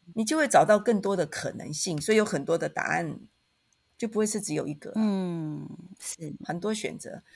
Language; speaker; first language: Chinese; native; Chinese